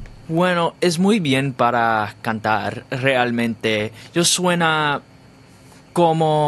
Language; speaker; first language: Spanish; non-native, learner; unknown